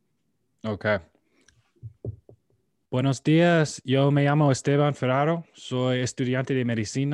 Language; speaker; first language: Spanish; non-native, learner; English